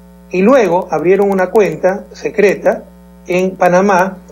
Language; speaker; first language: Spanish; native; Spanish